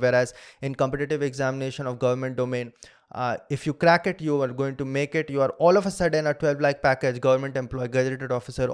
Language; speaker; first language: English; non-native, local second language; Hindi